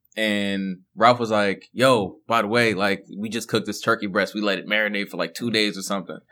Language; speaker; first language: English; early bilingual, other home language; Haitian Creole